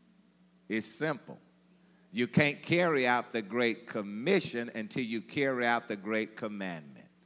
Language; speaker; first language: English; native; English